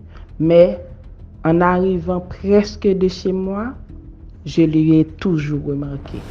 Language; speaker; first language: French; non-native, local second language; Haitian Creole